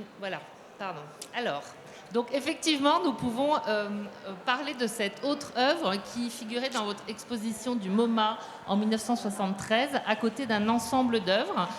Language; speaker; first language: French; native; French